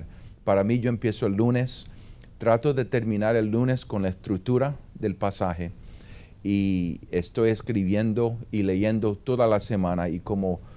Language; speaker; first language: Spanish; early bilingual, heritage; Spanish